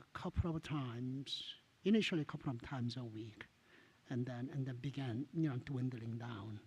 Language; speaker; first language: English; non-native, fluent; Korean